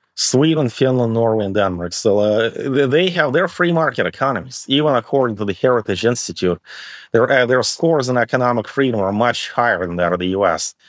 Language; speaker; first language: English; early bilingual, other home language; Russian